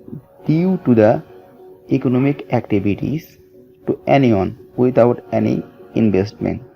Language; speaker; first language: English; non-native, learner; Bangla